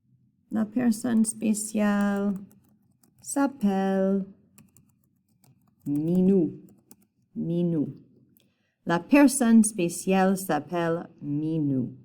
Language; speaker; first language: French; non-native, fluent; English